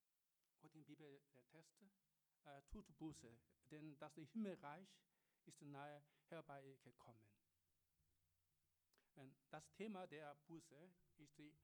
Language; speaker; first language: German; non-native, learner; Korean